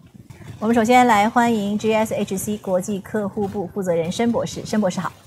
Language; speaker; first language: Chinese; native; Chinese